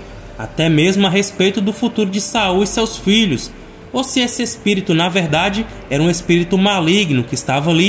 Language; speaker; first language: Portuguese; native; Portuguese